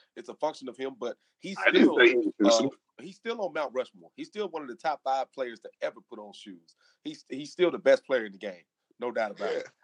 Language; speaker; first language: English; native; English